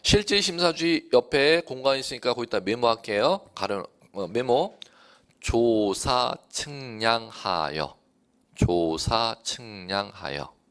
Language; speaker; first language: Korean; native; Korean